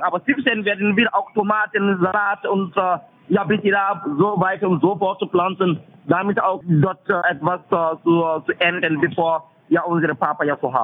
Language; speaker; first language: German; non-native, fluent; French